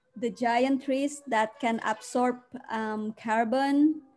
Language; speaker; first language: English; non-native, fluent; Indonesian